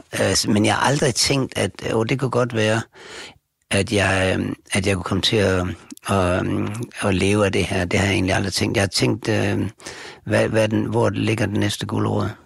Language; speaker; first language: Danish; native; Danish